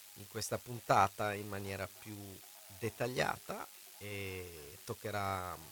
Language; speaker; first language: Italian; native; Italian